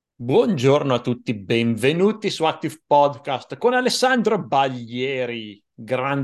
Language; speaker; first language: Italian; native; Italian